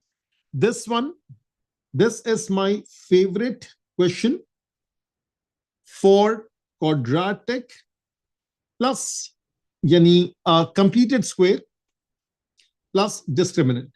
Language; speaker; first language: English; non-native, local second language; Urdu